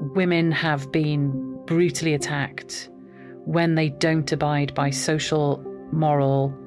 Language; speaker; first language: English; native; English